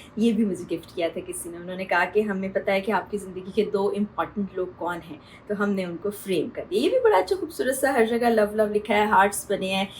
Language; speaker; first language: Urdu; native; Urdu